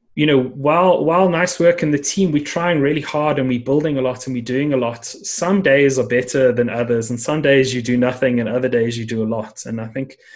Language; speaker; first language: English; native; English